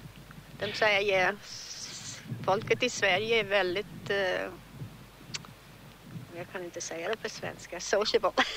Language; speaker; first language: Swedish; early bilingual, heritage; Swedish